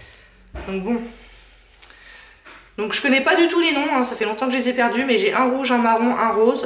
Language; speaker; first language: French; native; French